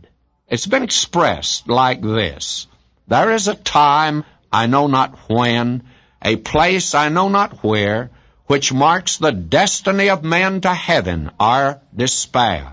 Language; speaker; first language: English; native; English